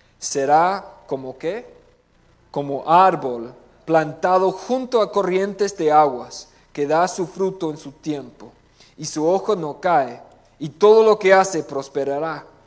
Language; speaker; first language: Spanish; non-native, fluent; English